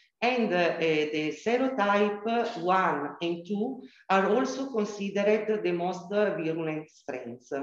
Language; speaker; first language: English; non-native, learner; Italian